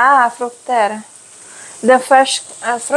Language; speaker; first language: Swedish; non-native, learner; Filipino